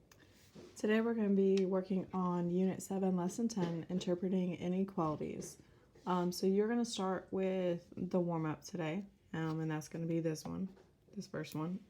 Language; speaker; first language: English; native; English